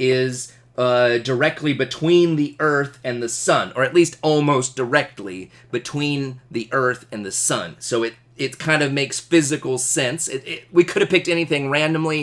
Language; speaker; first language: English; native; English